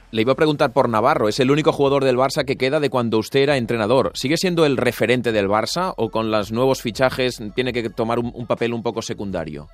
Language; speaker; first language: Spanish; non-native, local second language; Catalan